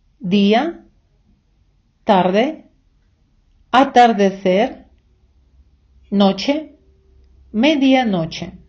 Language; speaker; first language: Spanish; non-native, fluent; Ukrainian